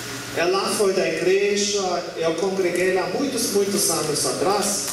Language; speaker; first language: Portuguese; non-native, learner; German